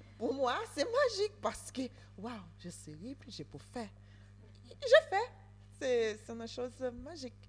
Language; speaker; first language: French; non-native, learner; Spanish